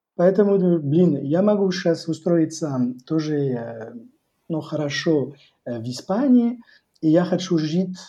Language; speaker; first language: Russian; non-native, fluent; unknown